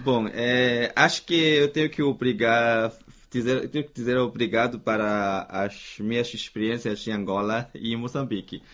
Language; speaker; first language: Portuguese; non-native, fluent; Chinese